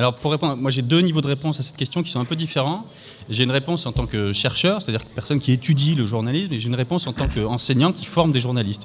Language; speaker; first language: French; native; French